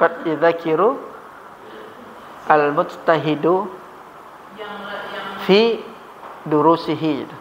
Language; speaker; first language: Arabic; non-native, fluent; Indonesian